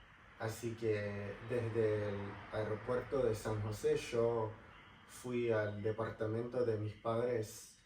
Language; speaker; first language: Spanish; non-native, fluent; English